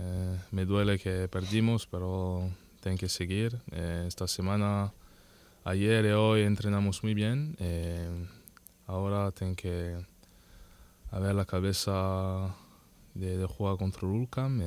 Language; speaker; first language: Spanish; non-native, learner; French